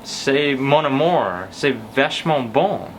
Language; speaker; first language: French; non-native, learner; English